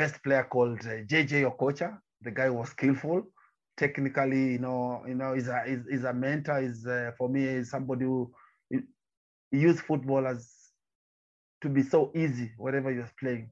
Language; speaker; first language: English; non-native, local second language; Luo (Kenya and Tanzania)